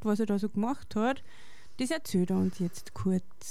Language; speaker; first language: German; native; German